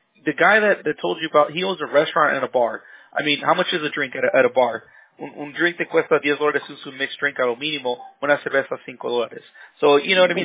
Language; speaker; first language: English; early bilingual, other home language; Spanish